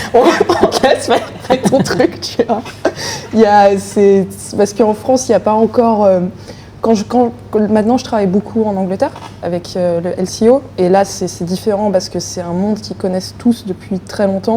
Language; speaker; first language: French; native; French